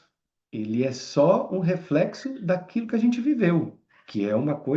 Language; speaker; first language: Portuguese; native; Portuguese